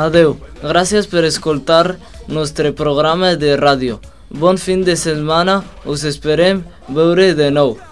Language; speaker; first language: Catalan; non-native, learner; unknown